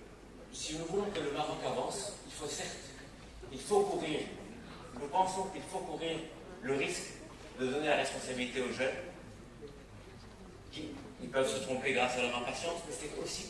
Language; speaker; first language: French; non-native, local second language; Arabic